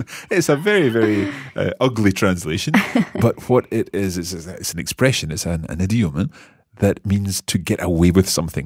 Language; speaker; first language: English; native; English